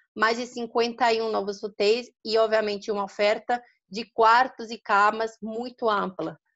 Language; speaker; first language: Portuguese; non-native, fluent; Spanish